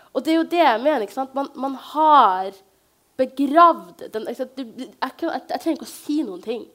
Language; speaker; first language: Norwegian; early bilingual, other home language; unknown